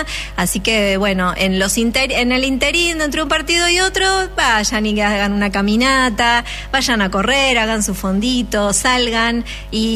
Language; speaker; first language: Spanish; native; Spanish